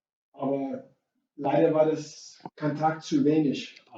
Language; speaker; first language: German; non-native, fluent; English